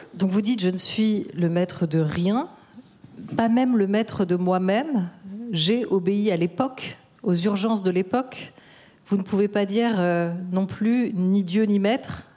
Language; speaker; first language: French; native; French